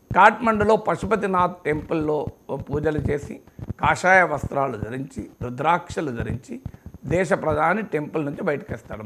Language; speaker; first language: Telugu; native; Telugu